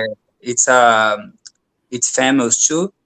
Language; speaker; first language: English; non-native, learner; Portuguese